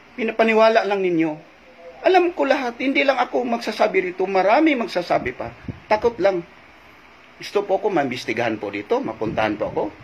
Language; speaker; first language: Filipino; non-native, local second language; Cebuano